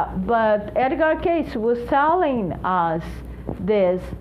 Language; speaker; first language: English; non-native, fluent; Portuguese